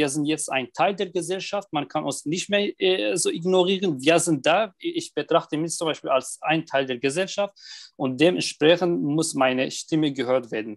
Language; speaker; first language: German; non-native, fluent; Arabic